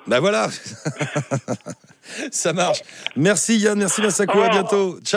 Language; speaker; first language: French; native; French